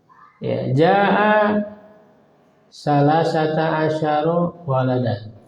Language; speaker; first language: Arabic; non-native, fluent; Indonesian